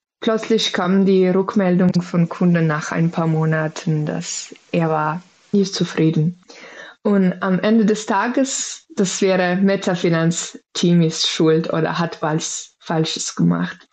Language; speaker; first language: German; non-native, fluent; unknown